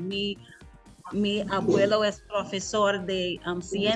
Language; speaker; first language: Spanish; non-native, fluent; English